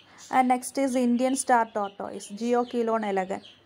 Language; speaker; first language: English; non-native, local second language; Malayalam